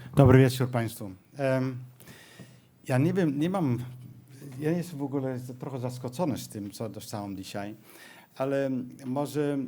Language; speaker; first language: Polish; non-native, learner; Dutch